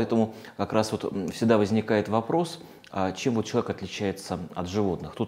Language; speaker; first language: Russian; native; Russian